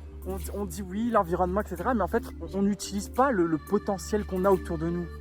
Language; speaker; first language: French; native; French